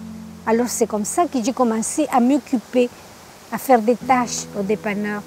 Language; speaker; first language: French; native; French